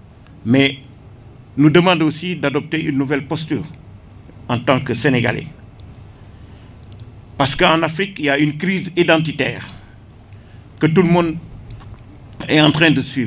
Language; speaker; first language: French; non-native, local second language; Wolof